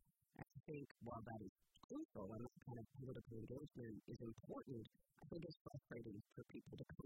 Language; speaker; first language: English; native; English